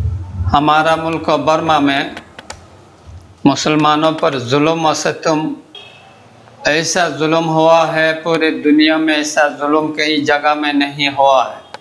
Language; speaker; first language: Hindi; non-native, fluent; Rohingya